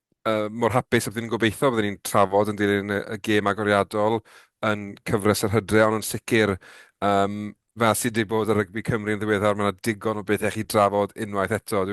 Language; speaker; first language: Welsh; native; Welsh